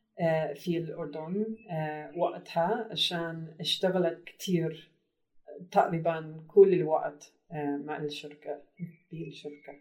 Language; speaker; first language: Arabic; non-native, learner; English